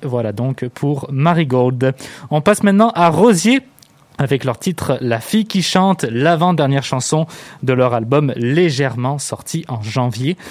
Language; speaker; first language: French; native; French